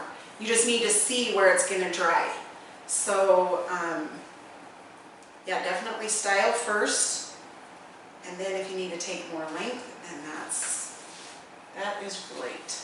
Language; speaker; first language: English; native; English